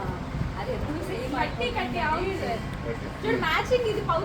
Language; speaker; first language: Telugu; native; Telugu